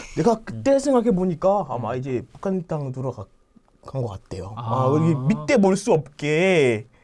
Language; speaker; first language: Korean; non-native, fluent; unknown